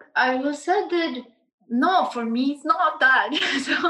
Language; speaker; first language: English; non-native, learner; Spanish